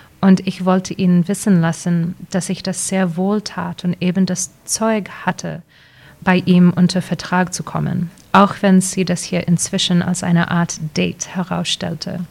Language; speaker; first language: German; early bilingual, heritage; English